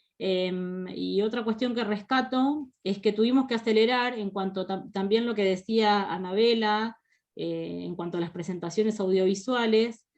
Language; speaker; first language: Spanish; native; Spanish